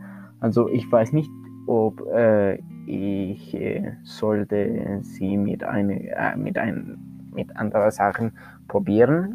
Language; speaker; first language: German; non-native, learner; Spanish